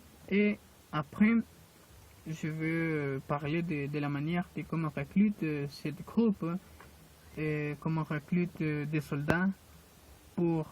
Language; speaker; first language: French; non-native, learner; Spanish